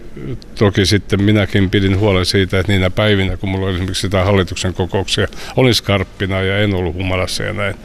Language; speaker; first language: Finnish; native; Finnish